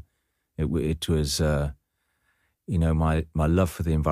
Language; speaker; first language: English; native; English